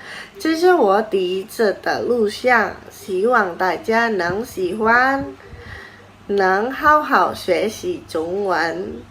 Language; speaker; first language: Chinese; non-native, fluent; Indonesian